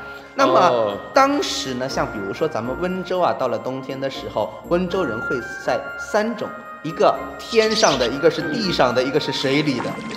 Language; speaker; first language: Chinese; native; Chinese